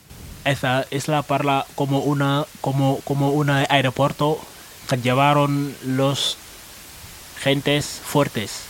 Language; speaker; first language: Spanish; non-native, learner; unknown